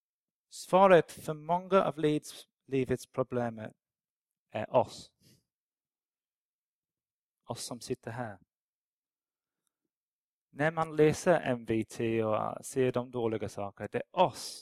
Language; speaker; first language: Swedish; non-native, fluent; English